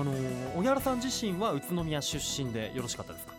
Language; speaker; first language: Japanese; native; Japanese